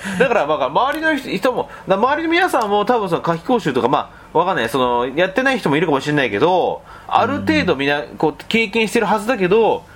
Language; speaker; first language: Japanese; early bilingual, heritage; Japanese